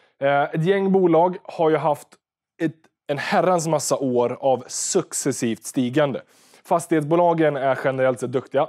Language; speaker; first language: Swedish; native; Swedish